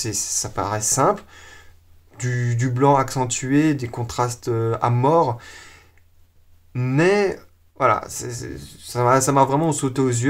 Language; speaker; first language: French; native; French